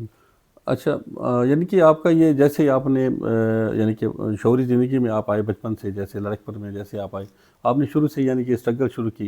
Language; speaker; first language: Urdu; non-native, local second language; Punjabi